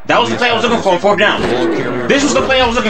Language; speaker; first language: English; native; English